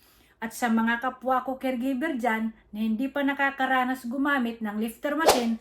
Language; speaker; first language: Filipino; native; Filipino